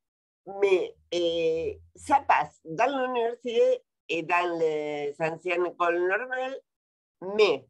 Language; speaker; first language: French; non-native, fluent; Spanish